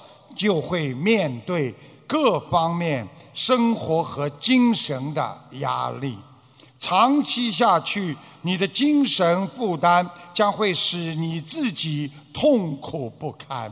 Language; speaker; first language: Chinese; native; Chinese